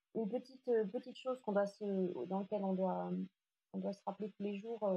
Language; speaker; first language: French; native; French